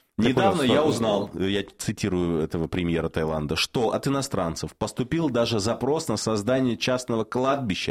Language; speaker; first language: Russian; native; Russian